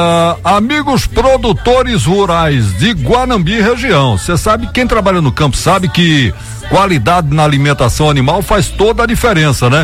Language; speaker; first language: Portuguese; native; Portuguese